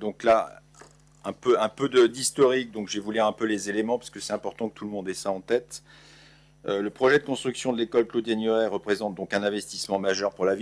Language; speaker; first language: French; native; French